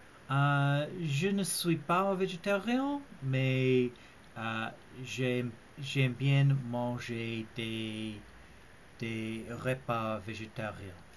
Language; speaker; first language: French; non-native, learner; English